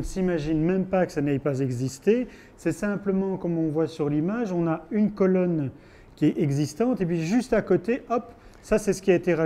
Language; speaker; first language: French; native; French